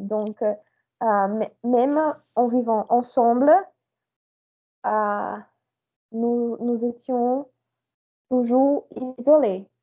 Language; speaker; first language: French; non-native, learner; Portuguese